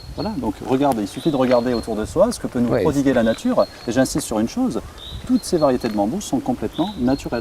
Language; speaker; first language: French; native; French